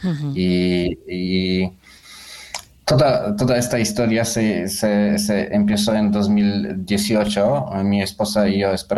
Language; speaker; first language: Spanish; non-native, fluent; Polish